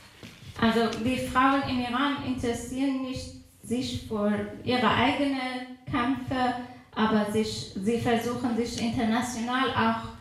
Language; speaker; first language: German; non-native, fluent; Persian